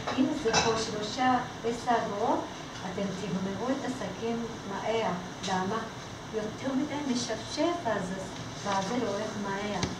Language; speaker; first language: Hebrew; non-native, learner; Russian